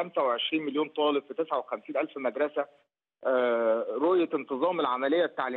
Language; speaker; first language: Arabic; native; Arabic